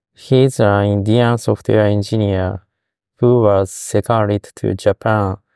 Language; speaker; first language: English; non-native, fluent; Japanese